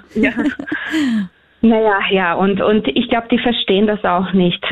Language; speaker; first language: German; early bilingual, other home language; Hungarian